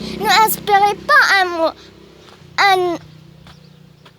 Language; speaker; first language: French; non-native, learner; Arabic